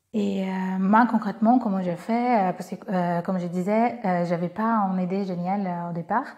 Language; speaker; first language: French; non-native, fluent; Portuguese